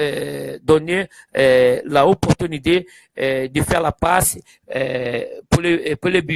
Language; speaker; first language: French; non-native, fluent; Portuguese